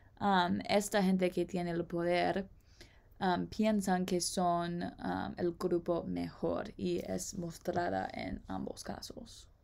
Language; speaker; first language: Spanish; non-native, learner; English